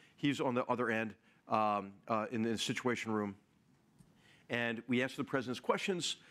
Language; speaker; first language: English; native; English